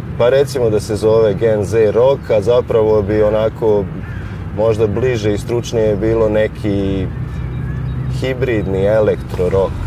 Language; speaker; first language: Serbian; native; Serbian